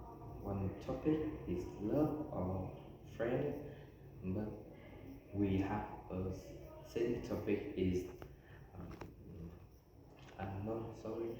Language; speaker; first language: English; non-native, learner; Vietnamese